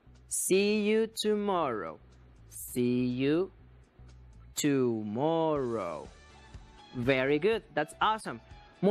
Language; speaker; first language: English; non-native, fluent; Spanish